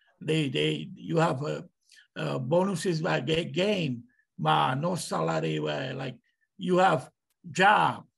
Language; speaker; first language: English; non-native, learner; Czech